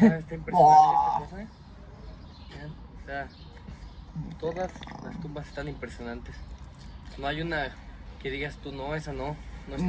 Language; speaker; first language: Spanish; native; Spanish